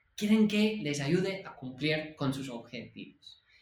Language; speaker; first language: Spanish; non-native, fluent; English